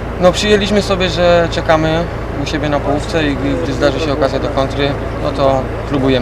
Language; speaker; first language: Polish; native; Polish